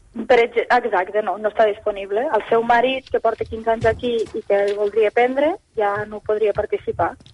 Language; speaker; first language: Catalan; native; Catalan